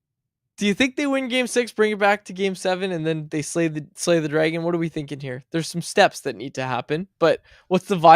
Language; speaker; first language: English; native; English